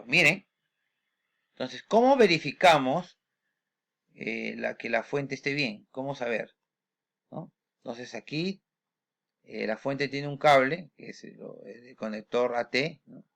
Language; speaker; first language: Spanish; native; Spanish